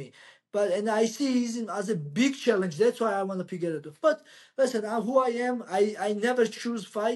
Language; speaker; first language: English; non-native, learner; Georgian